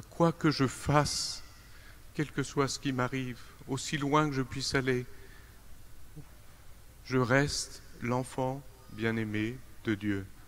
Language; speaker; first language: French; native; French